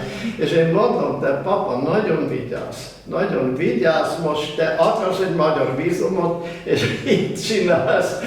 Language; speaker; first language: Hungarian; early bilingual, heritage; German